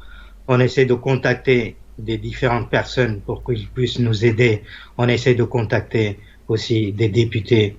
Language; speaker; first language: French; non-native, fluent; Bangla